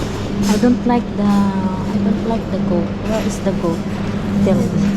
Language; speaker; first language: English; non-native, local second language; Filipino